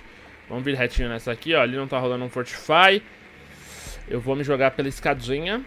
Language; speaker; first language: Portuguese; native; Portuguese